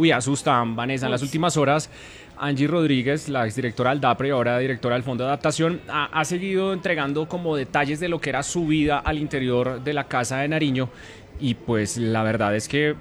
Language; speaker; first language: Spanish; native; Spanish